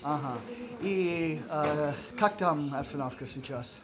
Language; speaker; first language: Russian; non-native, learner; English